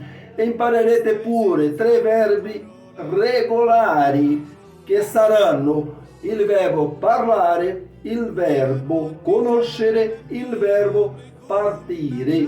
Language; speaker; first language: Italian; non-native, fluent; Portuguese